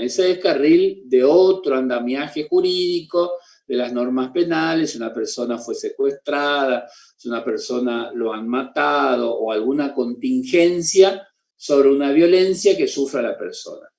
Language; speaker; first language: Spanish; native; Spanish